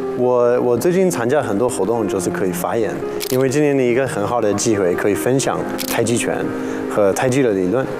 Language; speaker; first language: Chinese; non-native, fluent; English